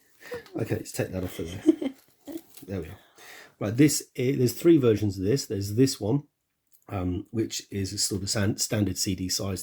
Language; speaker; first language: English; native; English